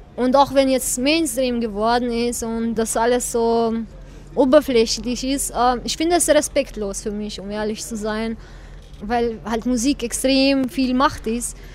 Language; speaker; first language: German; non-native, fluent; Albanian